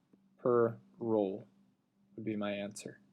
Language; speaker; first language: English; native; English